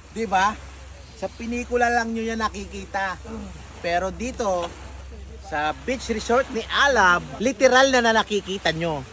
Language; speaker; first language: Filipino; native; Filipino